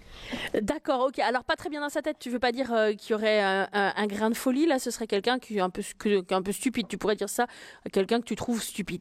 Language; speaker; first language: French; native; French